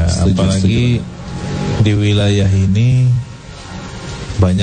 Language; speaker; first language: Indonesian; native; Indonesian